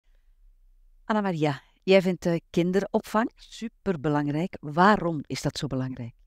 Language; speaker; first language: Dutch; native; Dutch